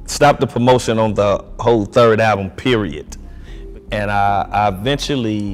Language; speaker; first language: English; native; English